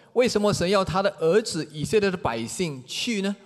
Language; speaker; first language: Chinese; native; Chinese